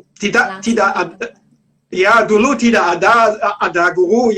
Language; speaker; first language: Indonesian; non-native, learner; German